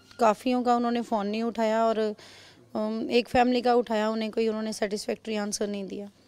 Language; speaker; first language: Hindi; non-native, local second language; Punjabi